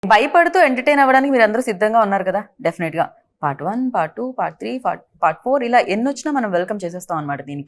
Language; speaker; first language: Telugu; native; Telugu